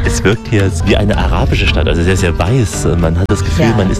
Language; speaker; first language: German; native; German